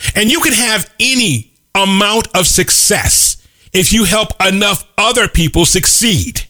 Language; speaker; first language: English; native; English